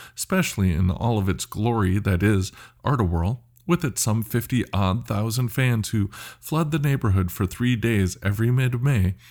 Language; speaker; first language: English; native; English